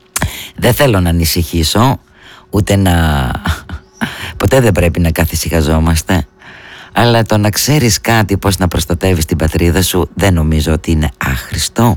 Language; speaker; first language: Greek; native; Greek